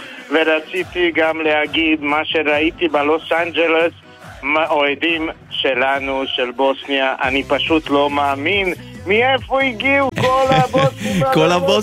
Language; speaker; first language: Hebrew; non-native, fluent; Bosnian